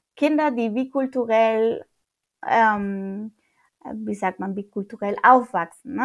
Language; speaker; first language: German; non-native, fluent; Spanish